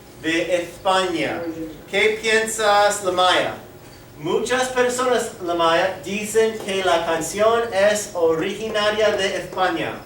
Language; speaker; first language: Spanish; non-native, fluent; English